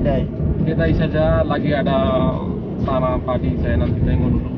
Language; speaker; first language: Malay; non-native, learner; Bangla